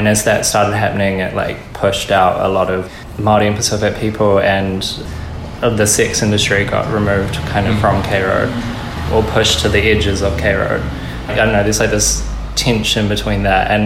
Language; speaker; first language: English; native; English